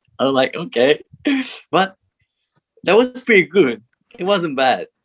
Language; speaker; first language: English; non-native, learner; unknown